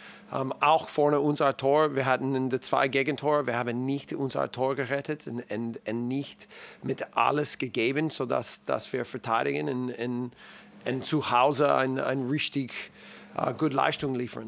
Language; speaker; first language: German; non-native, learner; English